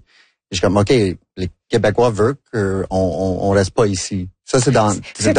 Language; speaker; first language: French; non-native, local second language; English